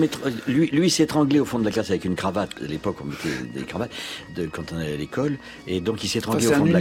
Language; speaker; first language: French; native; French